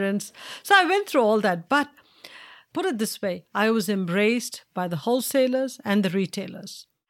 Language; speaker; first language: English; non-native, local second language; Tamil